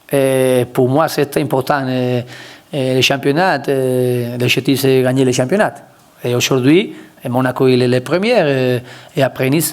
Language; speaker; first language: French; non-native, learner; Spanish